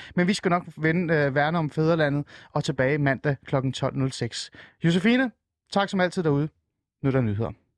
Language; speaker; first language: Danish; early bilingual, other home language; Persian